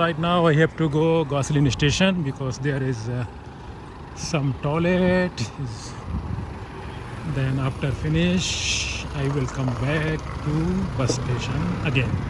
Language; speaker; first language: English; non-native, learner; Urdu